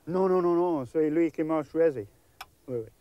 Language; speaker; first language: French; non-native, learner; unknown